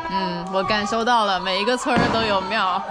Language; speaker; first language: Chinese; non-native, fluent; English